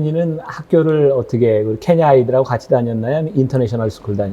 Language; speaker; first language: Korean; native; Korean